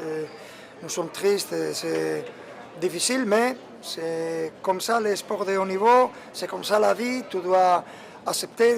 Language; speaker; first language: French; non-native, fluent; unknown